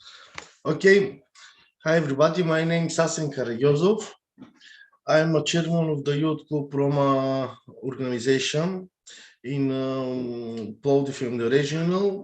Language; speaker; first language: English; non-native, learner; Bulgarian